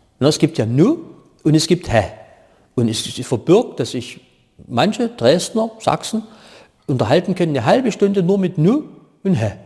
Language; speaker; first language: German; native; German